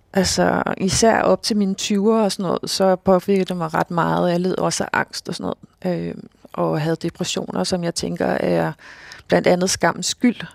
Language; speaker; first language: Danish; native; Danish